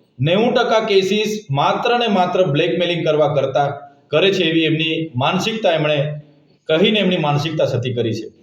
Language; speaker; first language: Gujarati; non-native, local second language; Vasavi